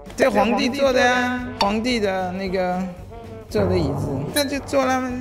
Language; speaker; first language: Chinese; non-native, fluent; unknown